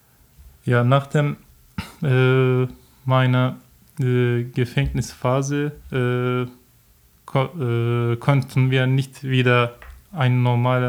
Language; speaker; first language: German; non-native, learner; Turkish